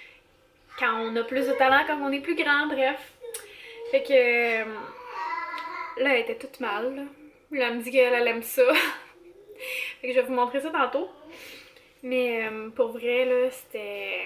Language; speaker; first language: French; native; French